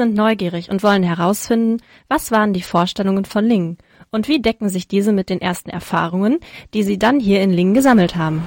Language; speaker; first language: German; native; German